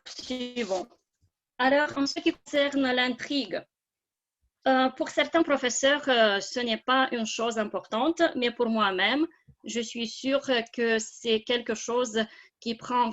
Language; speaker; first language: French; non-native, fluent; Lithuanian